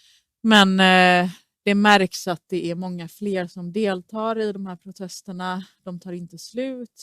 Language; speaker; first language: Swedish; early bilingual, other home language; Persian